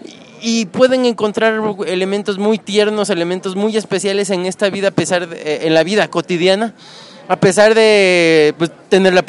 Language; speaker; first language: Spanish; native; Spanish